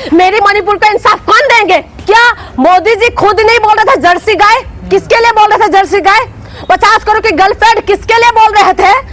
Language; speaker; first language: Hindi; non-native, local second language; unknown